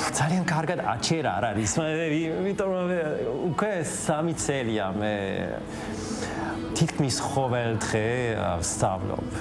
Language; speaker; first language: Georgian; non-native, learner; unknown